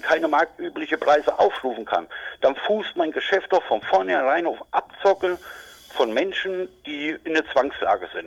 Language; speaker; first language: German; native; German